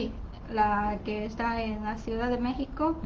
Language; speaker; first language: Spanish; non-native, learner; Chinese